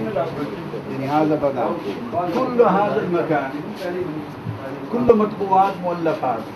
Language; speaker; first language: Arabic; non-native, learner; Urdu